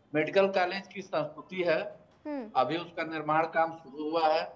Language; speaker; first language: Hindi; native; Hindi